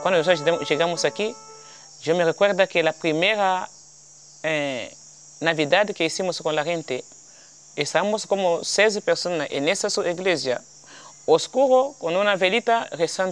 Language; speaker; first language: Spanish; non-native, fluent; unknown